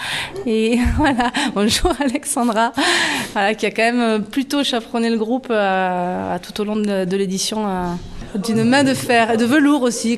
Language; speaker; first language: French; native; French